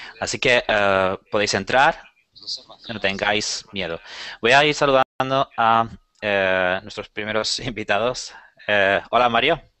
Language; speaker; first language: Spanish; native; Spanish